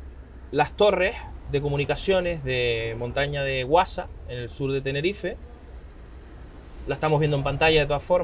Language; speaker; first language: Spanish; native; Spanish